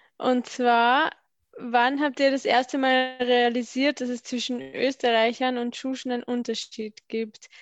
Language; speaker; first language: German; native; German